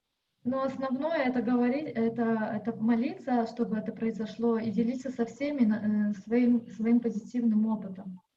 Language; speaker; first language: Russian; native; Russian